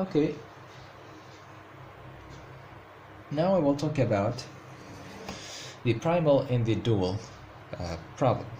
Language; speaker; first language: English; non-native, fluent; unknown